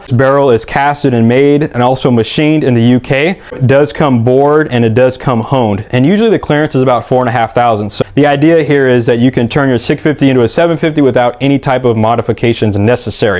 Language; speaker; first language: English; native; English